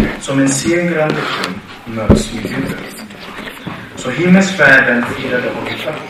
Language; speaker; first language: Swedish; non-native, fluent; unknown